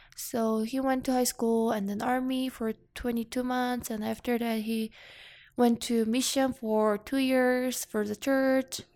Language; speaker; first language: English; non-native, learner; Korean